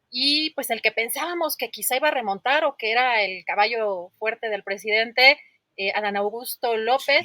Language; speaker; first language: Spanish; native; Spanish